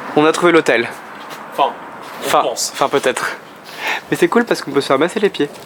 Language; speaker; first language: French; native; French